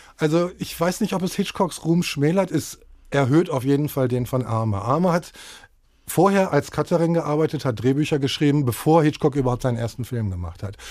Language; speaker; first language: German; native; German